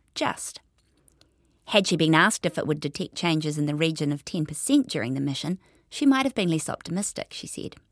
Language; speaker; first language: English; native; English